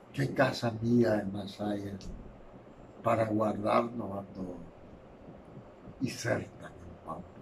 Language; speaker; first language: Spanish; native; Spanish